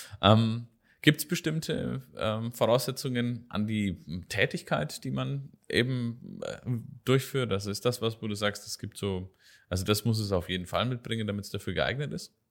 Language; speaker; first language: German; native; German